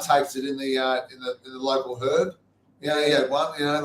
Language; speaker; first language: English; native; English